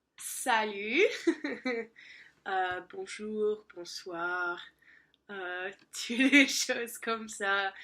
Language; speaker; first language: French; non-native, learner; English